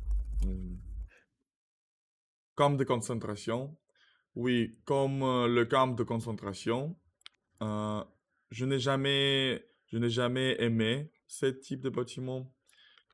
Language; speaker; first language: French; non-native, learner; Russian